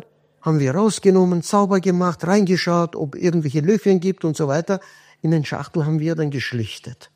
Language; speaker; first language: German; non-native, fluent; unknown